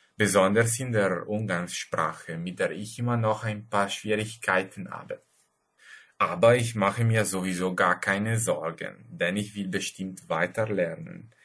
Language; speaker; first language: German; non-native, fluent; Italian